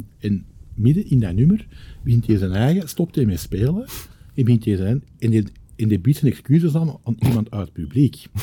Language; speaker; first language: Dutch; native; Dutch